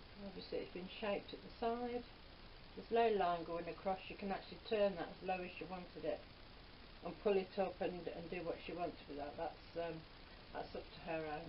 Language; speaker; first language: English; native; English